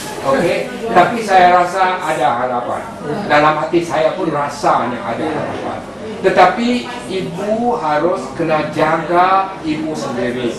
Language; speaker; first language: Indonesian; non-native, fluent; Malay